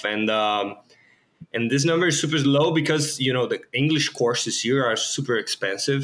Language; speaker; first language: English; non-native, fluent; Portuguese